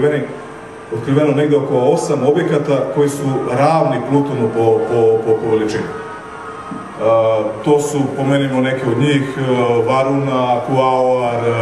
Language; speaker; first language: Serbian; native; Serbian